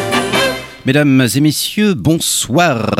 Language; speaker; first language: French; native; French